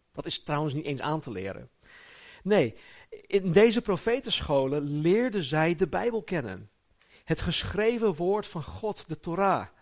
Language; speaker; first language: Dutch; native; Dutch